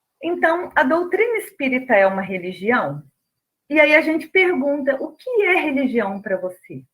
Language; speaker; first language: Portuguese; native; Portuguese